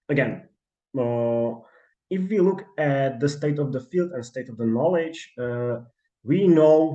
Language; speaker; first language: English; non-native, fluent; Czech